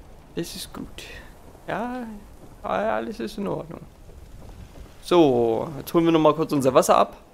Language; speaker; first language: German; native; German